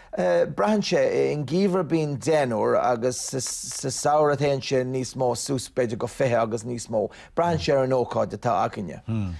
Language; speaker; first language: Irish; non-native, local second language; English